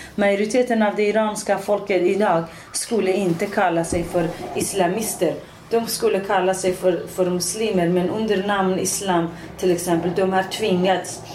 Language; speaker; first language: Swedish; non-native, fluent; Persian